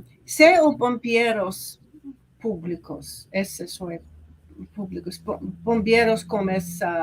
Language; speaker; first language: Portuguese; non-native, learner; English